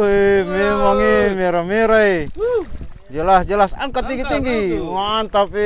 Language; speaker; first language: Malay; native; Malay